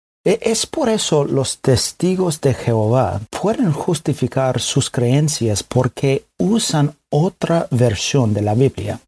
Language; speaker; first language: Spanish; non-native, fluent; English